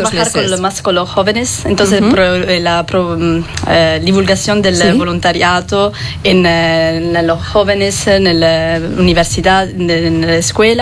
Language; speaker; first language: Spanish; non-native, fluent; Italian